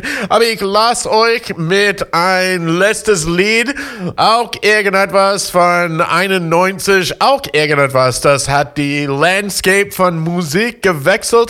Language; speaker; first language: German; non-native, fluent; English